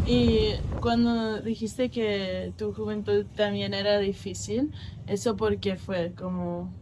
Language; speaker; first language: Spanish; non-native, fluent; English